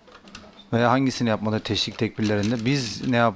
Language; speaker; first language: Turkish; native; Turkish